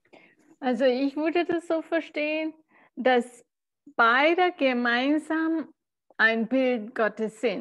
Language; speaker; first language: German; non-native, fluent; Spanish